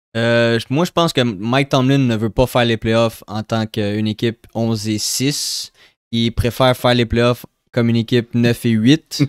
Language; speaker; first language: French; native; French